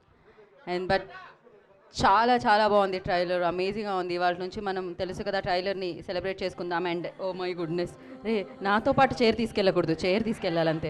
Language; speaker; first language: Telugu; native; Telugu